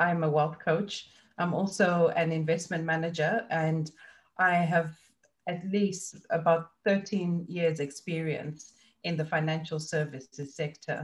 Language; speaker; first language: English; non-native, local second language; Shona